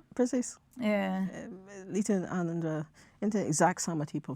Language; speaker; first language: Swedish; non-native, fluent; English